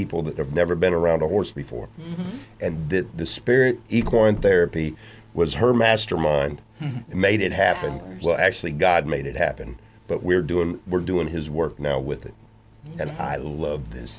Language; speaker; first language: English; native; English